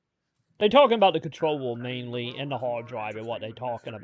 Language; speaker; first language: English; native; English